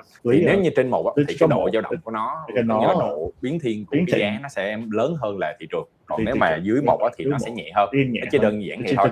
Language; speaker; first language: Vietnamese; native; Vietnamese